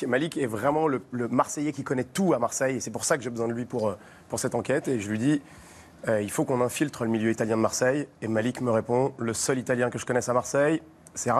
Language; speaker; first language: French; native; French